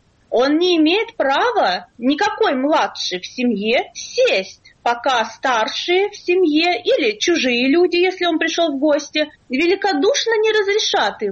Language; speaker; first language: Russian; native; Russian